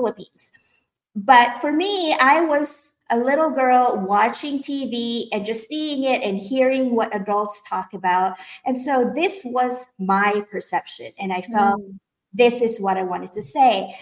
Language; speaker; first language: English; non-native, local second language; Filipino